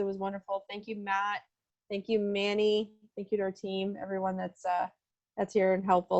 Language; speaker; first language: English; native; English